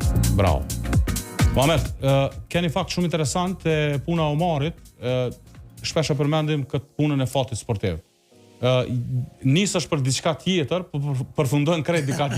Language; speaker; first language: Albanian; native; Albanian